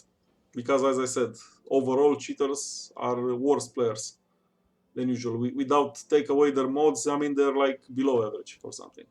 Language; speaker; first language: English; non-native, fluent; Romanian